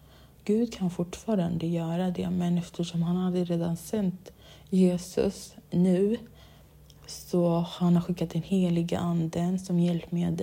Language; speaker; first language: Swedish; non-native, local second language; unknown